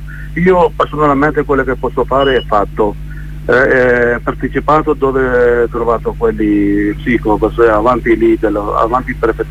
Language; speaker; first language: Italian; non-native, learner; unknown